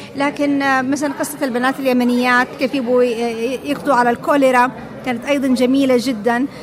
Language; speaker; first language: Arabic; native; Arabic